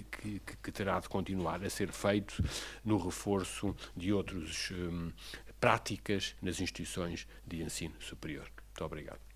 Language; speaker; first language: Portuguese; native; Portuguese